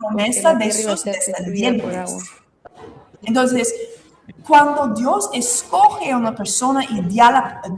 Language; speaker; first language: Spanish; non-native, fluent; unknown